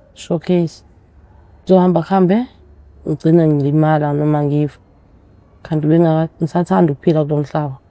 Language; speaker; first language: Zulu; early bilingual, other home language; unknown